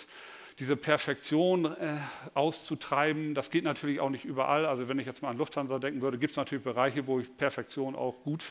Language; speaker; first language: German; native; German